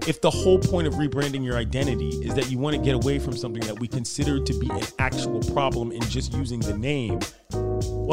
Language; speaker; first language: English; native; English